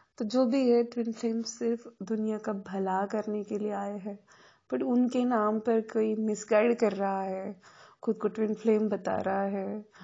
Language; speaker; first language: Hindi; non-native, local second language; Marathi